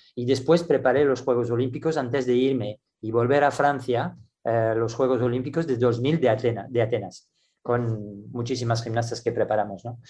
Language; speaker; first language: Spanish; non-native, fluent; French